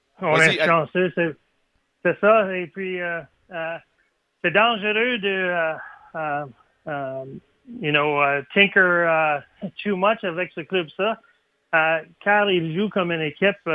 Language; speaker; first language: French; non-native, learner; English